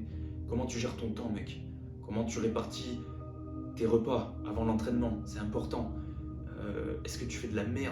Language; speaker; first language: French; native; French